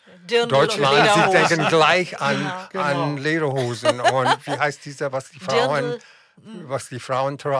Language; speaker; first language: German; non-native, fluent; English